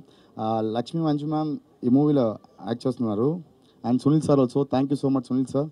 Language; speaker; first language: Telugu; non-native, learner; Tamil